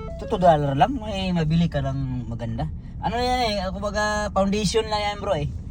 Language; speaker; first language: Filipino; native; Filipino